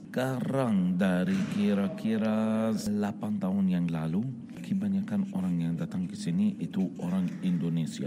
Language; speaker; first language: Indonesian; non-native, fluent; Arabic